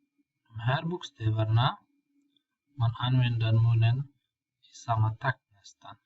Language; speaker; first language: Swedish; non-native, fluent; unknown